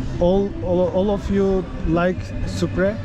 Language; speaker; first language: English; non-native, learner; Turkish